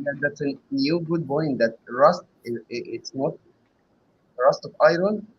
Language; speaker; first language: English; non-native, learner; Arabic